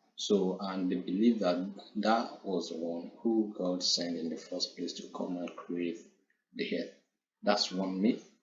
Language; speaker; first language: English; non-native, local second language; Yoruba